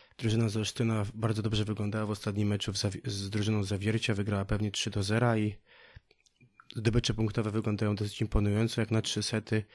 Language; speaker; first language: Polish; native; Polish